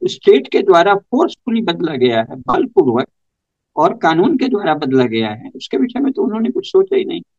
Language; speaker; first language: Hindi; native; Hindi